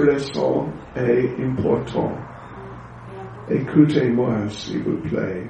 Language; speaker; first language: French; non-native, learner; English